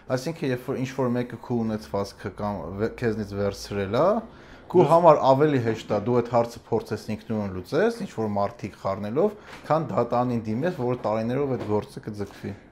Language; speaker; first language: Armenian; native; Armenian